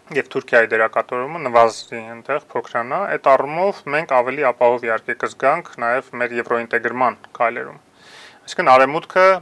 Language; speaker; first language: Armenian; native; Armenian